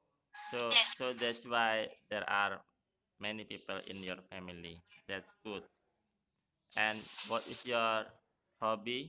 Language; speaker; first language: English; non-native, fluent; Indonesian